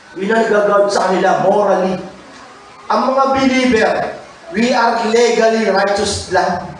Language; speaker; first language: Filipino; native; Filipino